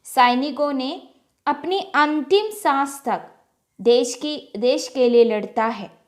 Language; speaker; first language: Hindi; non-native, local second language; Malayalam